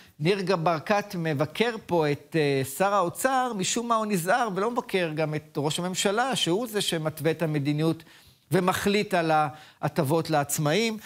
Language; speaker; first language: Hebrew; native; Hebrew